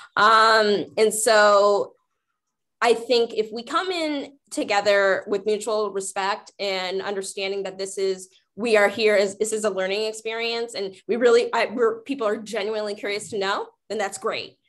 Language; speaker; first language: English; native; English